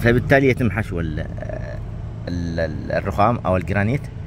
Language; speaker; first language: Arabic; native; Arabic